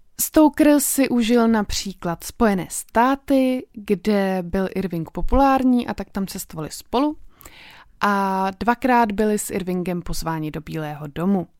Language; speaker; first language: Czech; native; Czech